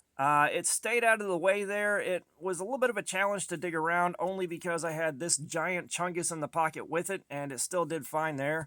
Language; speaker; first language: English; native; English